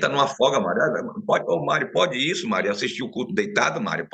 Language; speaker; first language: Portuguese; native; Portuguese